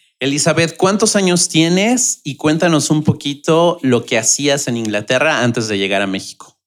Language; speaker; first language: Spanish; native; Spanish